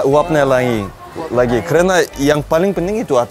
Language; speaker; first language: Indonesian; non-native, fluent; Turkish